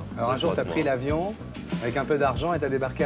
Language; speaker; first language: French; native; French